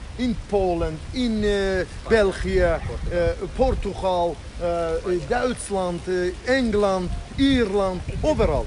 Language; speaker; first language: Dutch; non-native, fluent; Azerbaijani